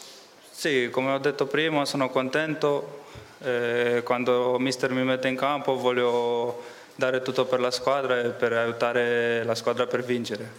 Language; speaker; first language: Italian; non-native, fluent; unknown